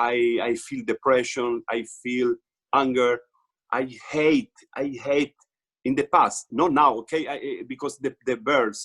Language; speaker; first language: English; non-native, learner; Portuguese